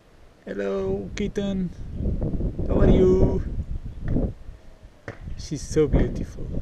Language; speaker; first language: English; non-native, learner; Portuguese